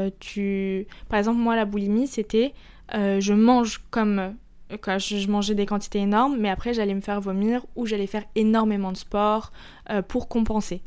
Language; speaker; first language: French; early bilingual, other home language; Arabic